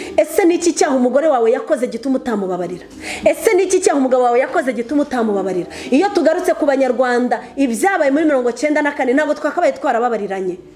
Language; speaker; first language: Kinyarwanda; early bilingual, heritage; Kinyarwanda